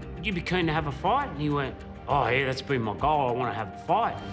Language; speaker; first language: English; native; English